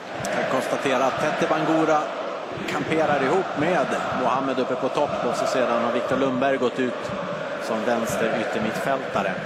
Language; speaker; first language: Swedish; native; Swedish